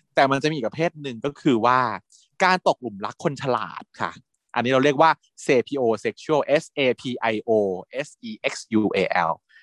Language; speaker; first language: Thai; native; Thai